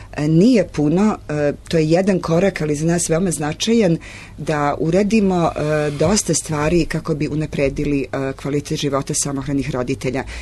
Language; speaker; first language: Serbian; native; Serbian